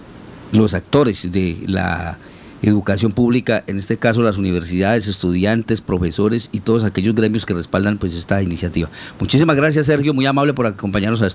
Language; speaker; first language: Spanish; native; Spanish